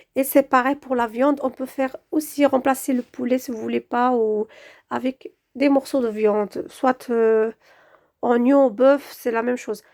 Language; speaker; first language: French; non-native, local second language; Arabic